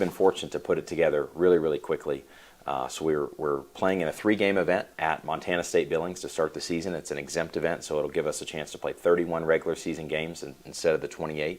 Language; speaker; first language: English; native; English